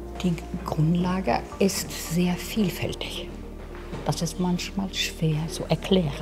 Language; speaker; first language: German; non-native, fluent; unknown